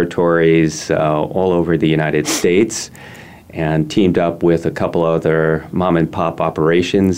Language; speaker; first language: English; native; English